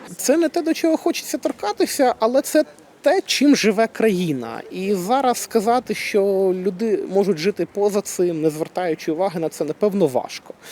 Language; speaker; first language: Ukrainian; native; Ukrainian